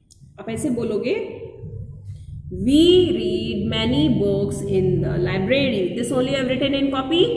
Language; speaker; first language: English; non-native, local second language; Hindi